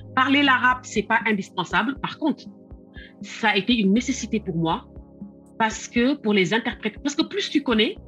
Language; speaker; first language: French; non-native, local second language; Wolof